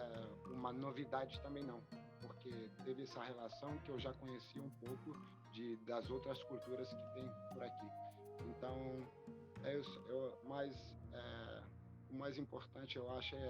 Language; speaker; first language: Portuguese; non-native, fluent; French